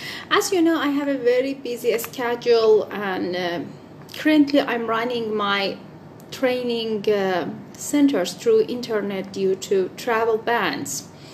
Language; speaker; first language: English; non-native, fluent; Persian